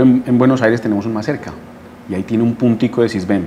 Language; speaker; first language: Spanish; native; Spanish